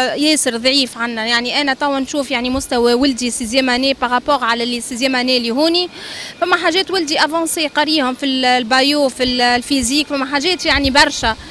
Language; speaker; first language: Arabic; native; Arabic